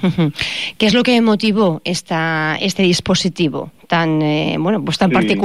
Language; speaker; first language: Spanish; native; Spanish